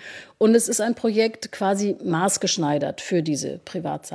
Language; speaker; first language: German; native; German